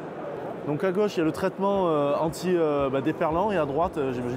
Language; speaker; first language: French; native; French